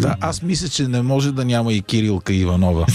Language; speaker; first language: Bulgarian; native; Bulgarian